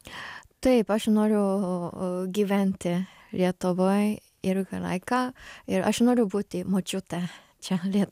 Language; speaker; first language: Lithuanian; non-native, learner; Japanese